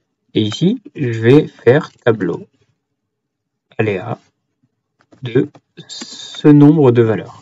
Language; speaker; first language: French; native; French